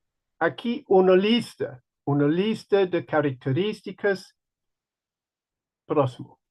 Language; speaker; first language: Spanish; non-native, learner; English